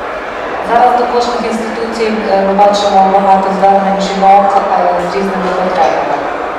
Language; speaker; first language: Polish; non-native, learner; Ukrainian